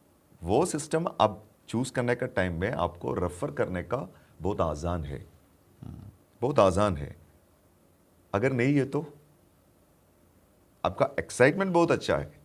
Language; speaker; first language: Hindi; non-native, local second language; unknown